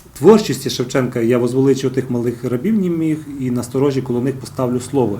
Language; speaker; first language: Ukrainian; native; Ukrainian